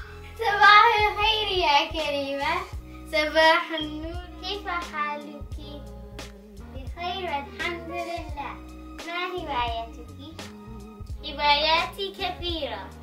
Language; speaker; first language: Arabic; non-native, learner; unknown